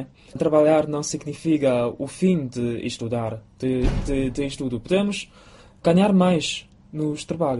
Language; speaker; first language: Portuguese; non-native, fluent; Chinese